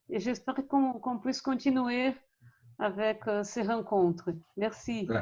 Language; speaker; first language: French; non-native, fluent; Portuguese